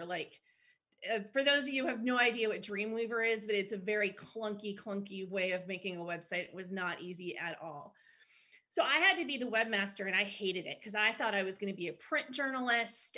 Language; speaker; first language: English; native; English